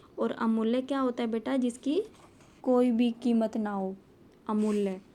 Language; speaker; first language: Hindi; native; Hindi